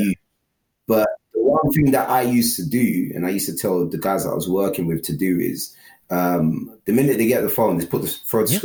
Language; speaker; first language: English; native; English